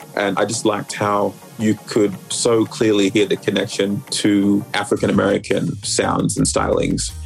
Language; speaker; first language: English; native; English